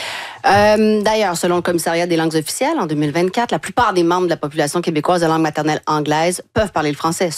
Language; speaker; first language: French; native; French